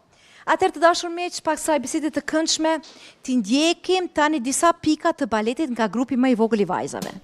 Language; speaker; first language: Albanian; native; Albanian